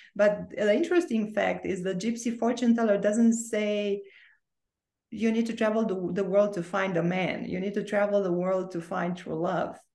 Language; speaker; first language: English; non-native, fluent; Romanian